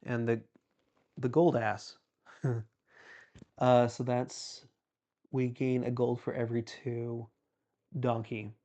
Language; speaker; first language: English; native; English